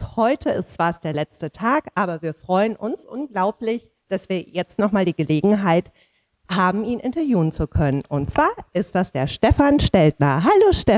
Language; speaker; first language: German; native; German